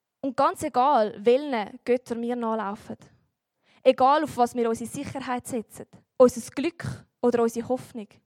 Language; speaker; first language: German; native; German